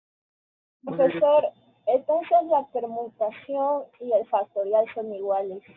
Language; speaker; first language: Spanish; native; Spanish